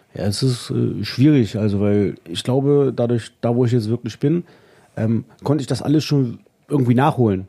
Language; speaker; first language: German; native; German